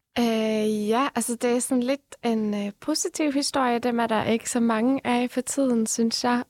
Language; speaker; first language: Danish; non-native, fluent; Persian